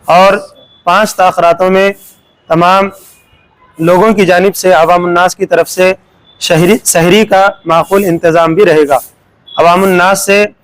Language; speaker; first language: Urdu; native; Urdu